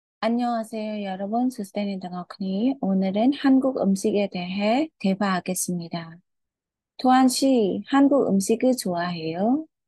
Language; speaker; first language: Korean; non-native, fluent; Khmer